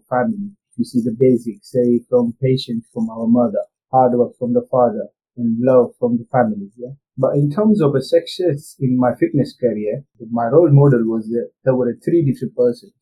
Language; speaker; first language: English; non-native, local second language; Gujarati